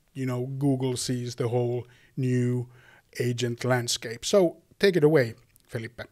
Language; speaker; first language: English; non-native, fluent; Finnish